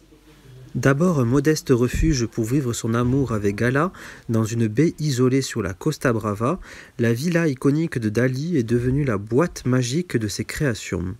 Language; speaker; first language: French; native; French